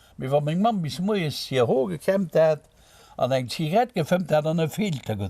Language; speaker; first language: Luxembourgish; native; Luxembourgish